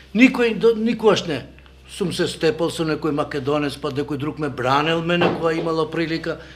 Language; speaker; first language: Macedonian; non-native, local second language; Albanian